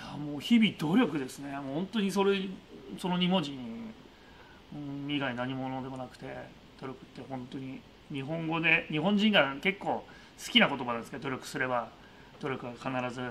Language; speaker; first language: Japanese; native; Japanese